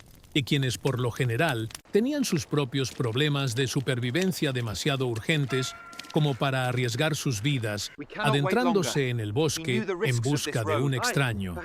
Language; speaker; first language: Spanish; native; Spanish